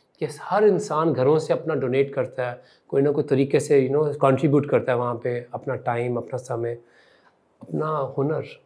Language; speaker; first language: Hindi; non-native, local second language; Punjabi